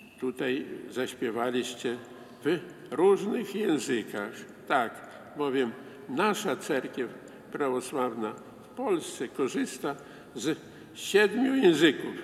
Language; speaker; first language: Polish; non-native, local second language; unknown